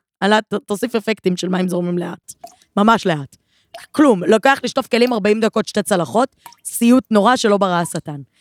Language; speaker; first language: Hebrew; native; Hebrew